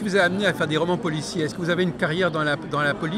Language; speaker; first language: French; native; French